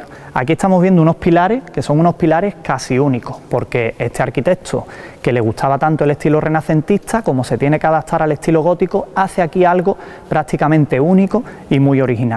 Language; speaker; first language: Spanish; native; Spanish